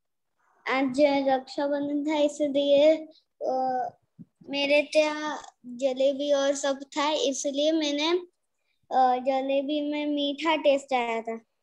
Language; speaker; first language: Hindi; non-native, local second language; Gujarati